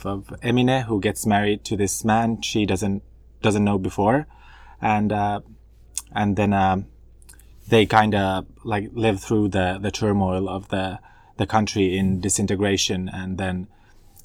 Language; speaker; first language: English; non-native, fluent; Finnish